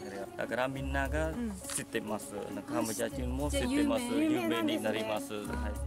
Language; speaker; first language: Japanese; non-native, learner; Khmer